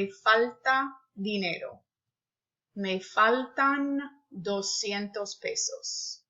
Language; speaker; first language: Spanish; non-native, fluent; English